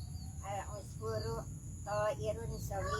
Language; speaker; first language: Arabic; non-native, learner; Sundanese